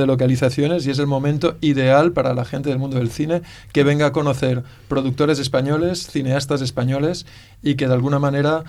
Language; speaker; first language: Spanish; native; Spanish